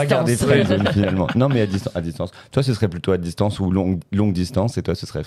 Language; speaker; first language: French; native; French